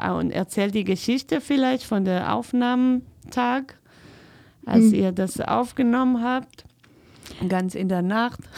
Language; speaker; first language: German; non-native, fluent; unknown